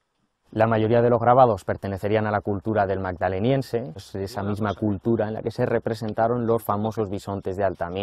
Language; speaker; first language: Spanish; native; Spanish